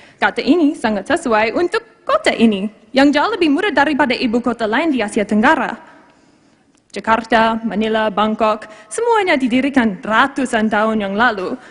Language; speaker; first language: Malay; non-native, fluent; English